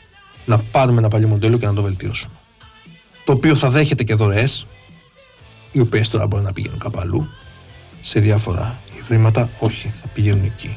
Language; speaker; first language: Greek; native; Greek